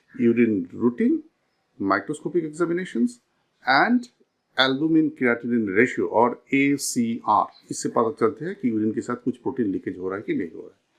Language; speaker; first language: Hindi; non-native, local second language; Bangla